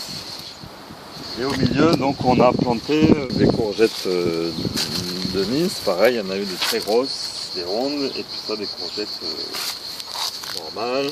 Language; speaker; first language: French; native; French